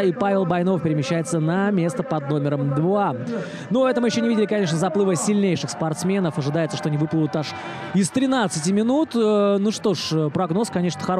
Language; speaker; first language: Russian; native; Russian